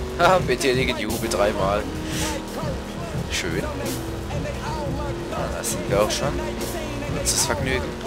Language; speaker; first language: German; native; German